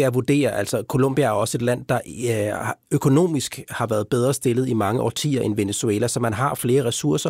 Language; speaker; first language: Danish; native; Danish